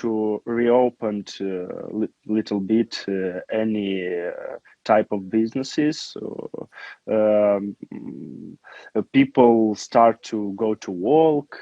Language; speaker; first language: English; non-native, learner; Romanian